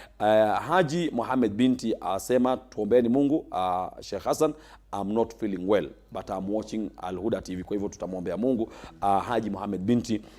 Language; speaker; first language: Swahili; native; Swahili